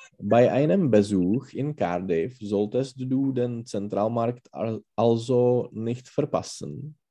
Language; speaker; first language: German; non-native, learner; Czech